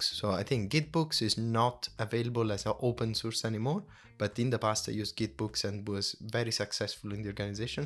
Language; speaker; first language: English; non-native, fluent; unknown